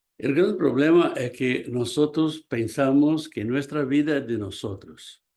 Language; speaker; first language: Spanish; non-native, fluent; Portuguese